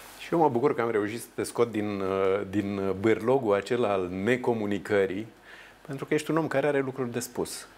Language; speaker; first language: Romanian; native; Romanian